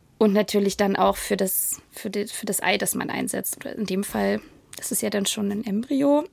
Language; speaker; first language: German; native; German